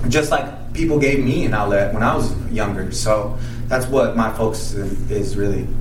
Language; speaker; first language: English; early bilingual, other home language; Spanish